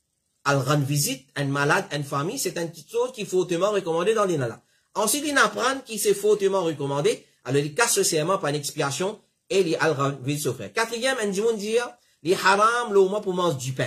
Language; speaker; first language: French; non-native, local second language; Morisyen